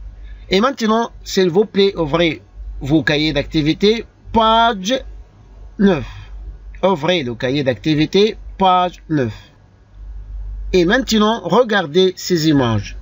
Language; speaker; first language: French; non-native, fluent; Arabic